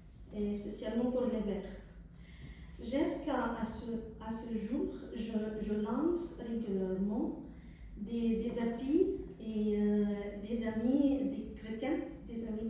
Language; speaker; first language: French; non-native, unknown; Arabic